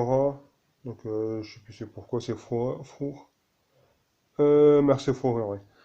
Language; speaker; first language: French; native; French